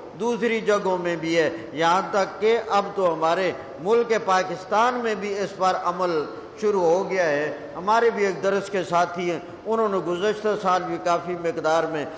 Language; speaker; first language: Urdu; non-native, local second language; Punjabi